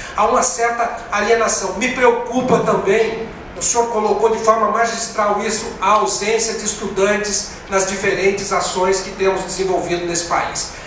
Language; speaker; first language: Portuguese; native; Portuguese